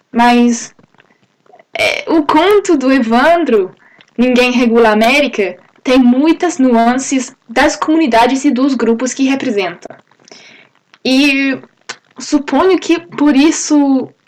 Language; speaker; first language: Portuguese; non-native, fluent; English